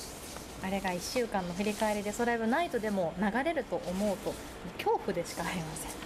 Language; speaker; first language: Japanese; native; Japanese